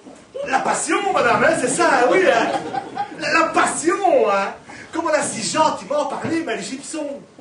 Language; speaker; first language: French; native; French